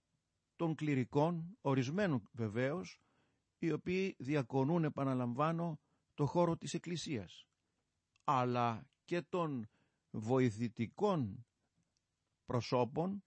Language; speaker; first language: Greek; native; Greek